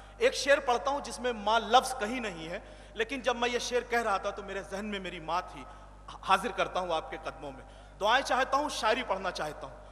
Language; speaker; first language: Urdu; non-native, local second language; Hindi